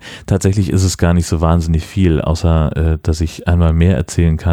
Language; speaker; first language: German; native; German